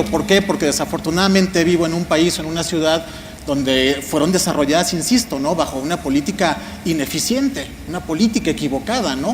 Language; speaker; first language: Spanish; native; Spanish